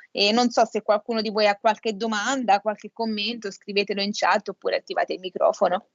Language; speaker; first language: Italian; native; Italian